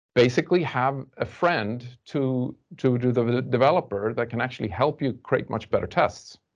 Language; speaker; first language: English; non-native, fluent; Swedish